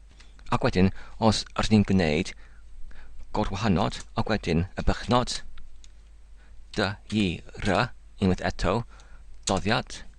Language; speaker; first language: Welsh; non-native, learner; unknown